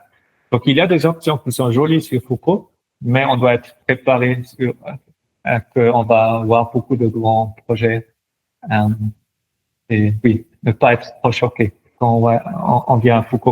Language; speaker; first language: French; non-native, local second language; German